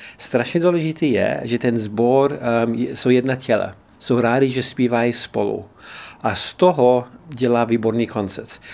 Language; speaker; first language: Czech; non-native, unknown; English